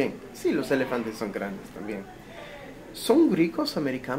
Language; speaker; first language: Spanish; non-native, fluent; English